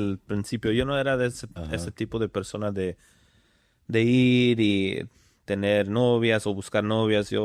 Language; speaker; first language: Spanish; early bilingual, other home language; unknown